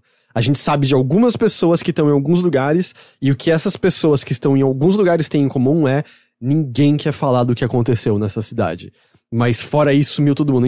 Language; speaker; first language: Portuguese; native; Portuguese